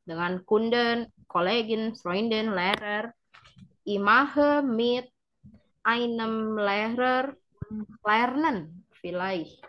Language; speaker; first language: German; non-native, learner; Indonesian